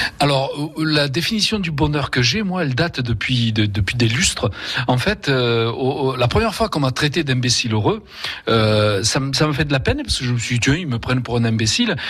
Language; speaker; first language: French; early bilingual, other home language; Spanish